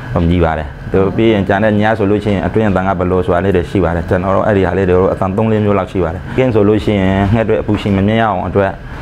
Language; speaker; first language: Burmese; native; Burmese